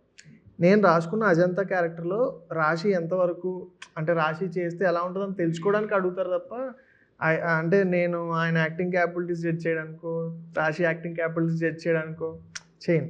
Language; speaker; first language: Telugu; native; Telugu